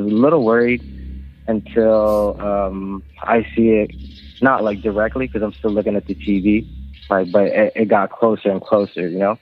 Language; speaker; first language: English; non-native, local second language; Filipino